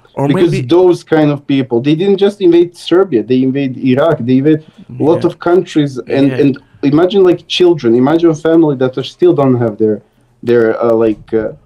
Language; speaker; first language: English; non-native, fluent; Serbian